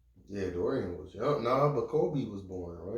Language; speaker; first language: English; native; English